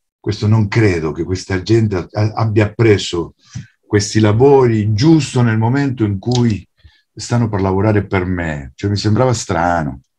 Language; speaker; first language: Italian; non-native, fluent; Spanish